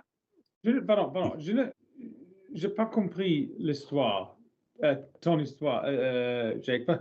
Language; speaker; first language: French; non-native, learner; English